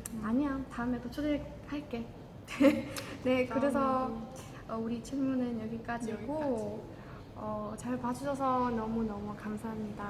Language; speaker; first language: Korean; non-native, fluent; Estonian